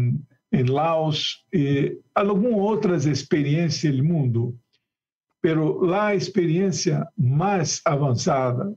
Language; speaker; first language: Spanish; non-native, learner; Portuguese